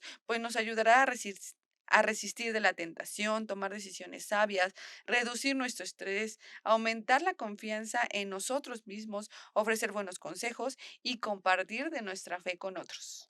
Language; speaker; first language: Spanish; native; Spanish